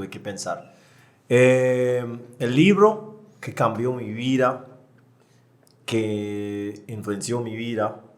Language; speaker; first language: Spanish; non-native, fluent; English